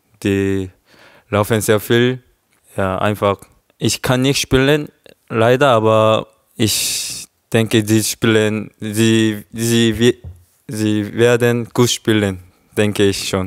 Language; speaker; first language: German; non-native, learner; Korean